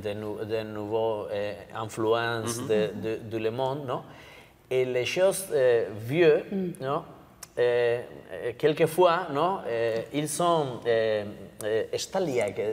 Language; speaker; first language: French; non-native, learner; Basque